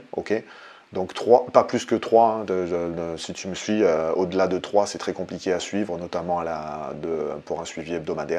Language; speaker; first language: French; native; French